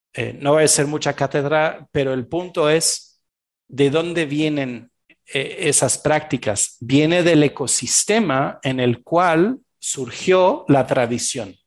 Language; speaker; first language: Spanish; non-native, fluent; French